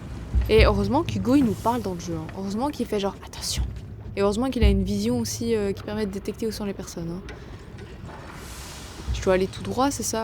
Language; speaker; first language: French; native; French